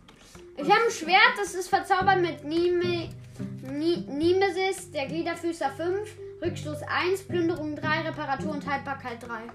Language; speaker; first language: German; native; German